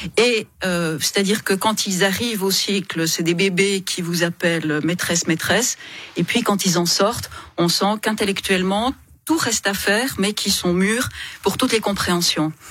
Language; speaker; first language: French; native; French